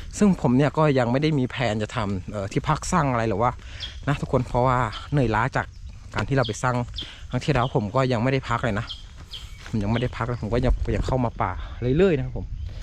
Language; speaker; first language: Thai; non-native, local second language; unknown